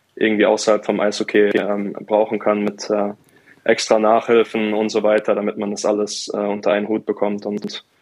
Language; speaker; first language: German; native; German